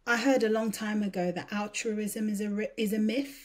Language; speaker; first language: English; early bilingual, other home language; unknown